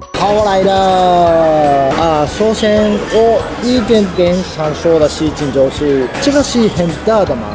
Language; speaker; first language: Chinese; non-native, fluent; Japanese